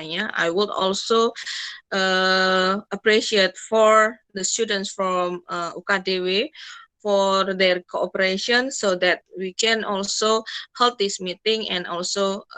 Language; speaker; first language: English; non-native, fluent; Indonesian